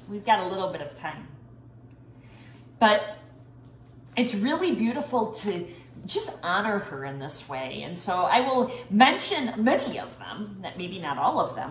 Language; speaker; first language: English; native; English